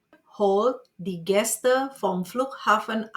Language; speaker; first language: German; non-native, fluent; Indonesian